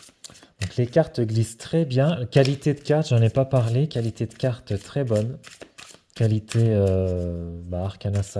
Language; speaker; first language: French; native; French